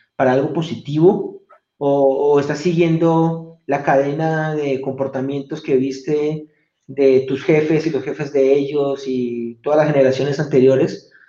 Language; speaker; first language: Spanish; native; Spanish